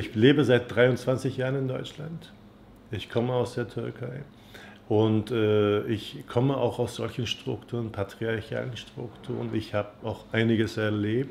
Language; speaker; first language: German; non-native, fluent; Turkish